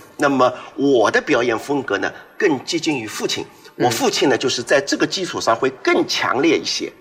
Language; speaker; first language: Chinese; native; Chinese